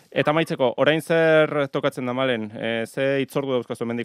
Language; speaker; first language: Basque; native; Basque